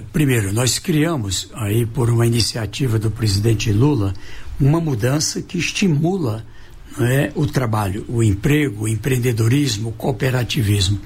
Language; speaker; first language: Portuguese; native; Portuguese